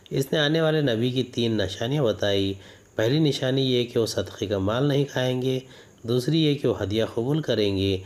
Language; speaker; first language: Urdu; native; Urdu